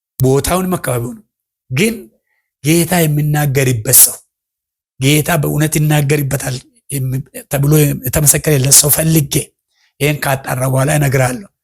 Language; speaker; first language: Amharic; non-native, local second language; Oromo